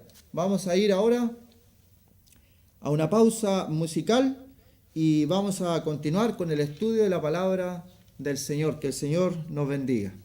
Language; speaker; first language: Spanish; native; Spanish